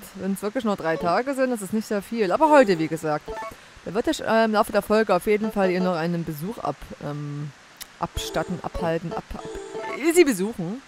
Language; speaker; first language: German; native; German